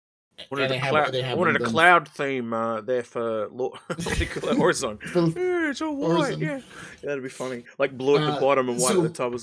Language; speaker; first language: English; native; English